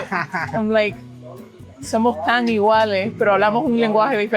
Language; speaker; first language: Spanish; early bilingual, heritage; Spanish